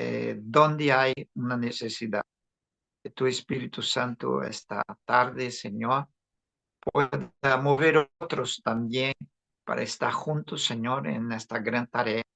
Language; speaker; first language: Spanish; non-native, fluent; Portuguese